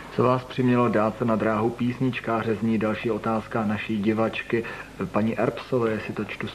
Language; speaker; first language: Czech; native; Czech